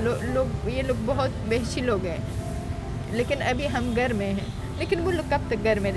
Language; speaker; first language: Hindi; non-native, fluent; Persian